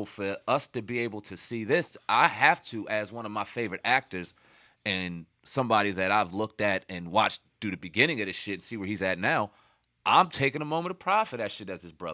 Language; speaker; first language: English; native; English